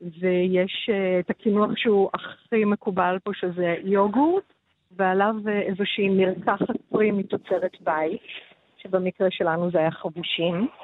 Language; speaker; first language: Hebrew; native; Hebrew